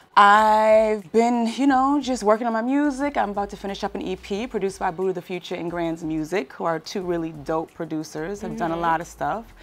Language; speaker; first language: English; native; English